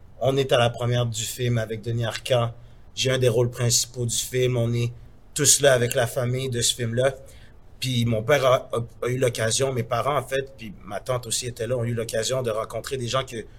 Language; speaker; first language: French; native; French